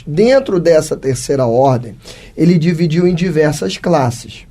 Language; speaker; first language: Portuguese; native; Portuguese